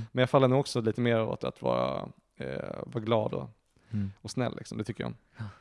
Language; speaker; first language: Swedish; native; Swedish